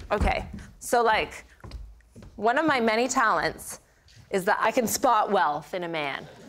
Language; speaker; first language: English; native; English